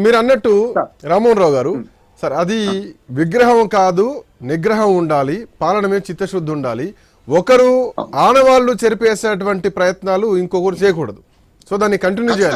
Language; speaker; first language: Telugu; native; Telugu